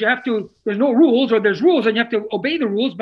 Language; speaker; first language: English; non-native, fluent; Italian